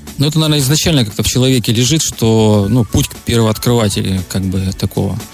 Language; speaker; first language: Russian; native; Russian